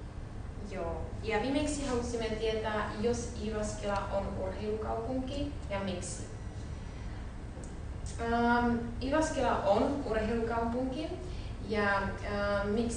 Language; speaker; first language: Finnish; non-native, learner; Czech